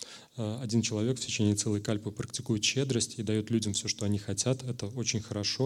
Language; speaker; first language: Russian; native; Russian